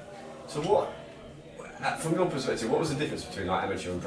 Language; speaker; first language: English; native; English